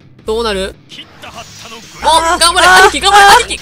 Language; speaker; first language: Japanese; native; Japanese